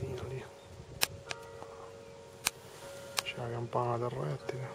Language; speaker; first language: Italian; early bilingual, other home language; Albanian